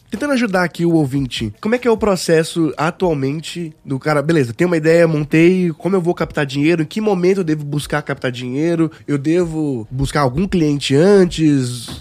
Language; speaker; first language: Portuguese; native; Portuguese